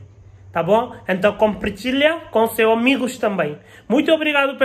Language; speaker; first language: Portuguese; non-native, learner; Hindi